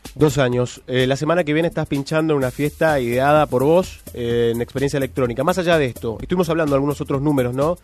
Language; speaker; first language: Spanish; native; Spanish